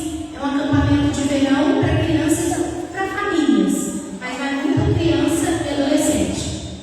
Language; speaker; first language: Portuguese; native; Portuguese